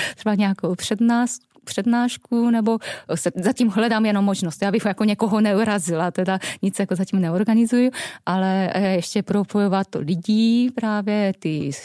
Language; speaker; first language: Czech; non-native, fluent; Japanese